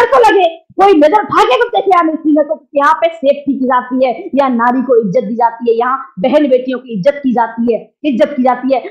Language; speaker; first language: Hindi; native; Hindi